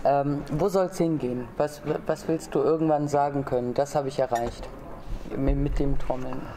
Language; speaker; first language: German; native; German